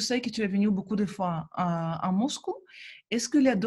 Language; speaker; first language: French; non-native, fluent; Russian